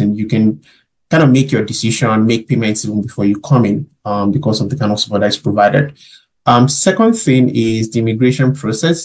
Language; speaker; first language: English; non-native, local second language; Yoruba